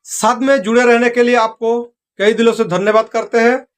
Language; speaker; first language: Hindi; non-native, local second language; Santali